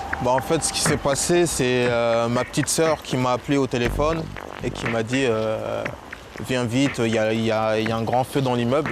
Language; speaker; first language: French; early bilingual, other home language; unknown